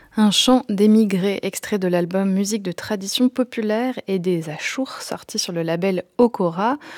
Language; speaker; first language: French; native; French